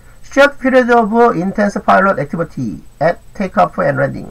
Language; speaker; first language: English; non-native, fluent; Korean